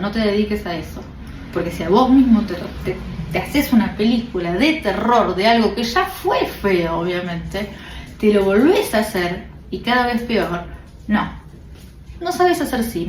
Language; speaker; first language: Spanish; native; Spanish